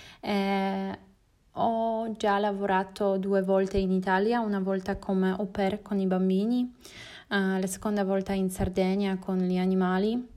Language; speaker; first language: Italian; non-native, learner; Polish